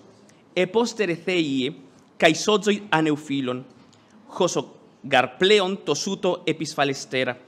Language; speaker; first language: Greek; non-native, fluent; Spanish